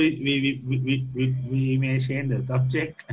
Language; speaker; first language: English; non-native, learner; Thai